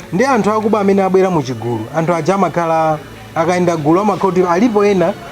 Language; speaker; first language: Nyanja; non-native, local second language; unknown